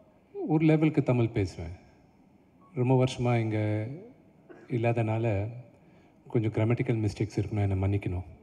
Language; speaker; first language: Tamil; non-native, local second language; Telugu